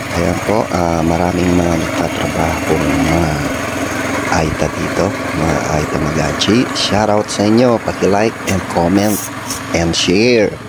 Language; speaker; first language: Filipino; non-native, local second language; Pampanga